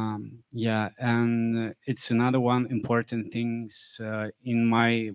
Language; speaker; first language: English; non-native, learner; Russian